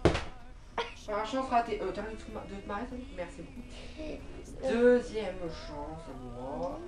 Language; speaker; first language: French; native; French